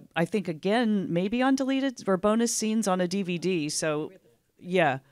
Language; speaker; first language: English; native; English